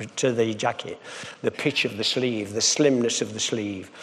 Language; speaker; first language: English; native; English